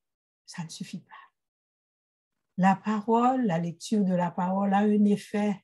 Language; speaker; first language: French; non-native, local second language; Haitian Creole